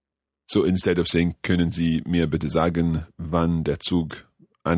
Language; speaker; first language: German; non-native, learner; English